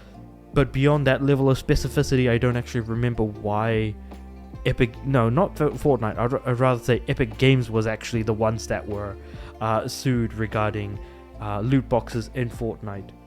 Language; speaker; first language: English; native; English